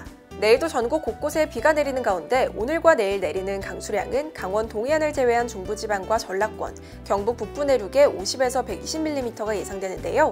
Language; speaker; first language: Korean; native; Korean